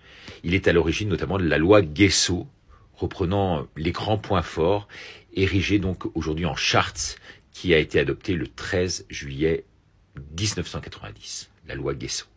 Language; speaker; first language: French; native; French